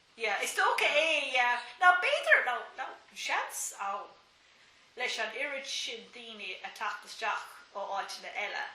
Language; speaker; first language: Irish; non-native, local second language; English